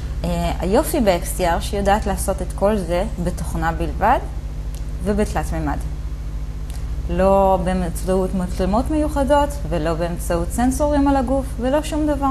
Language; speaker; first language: Hebrew; native; Hebrew